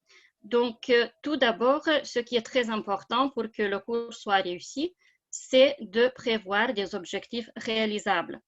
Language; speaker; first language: French; non-native, fluent; Lithuanian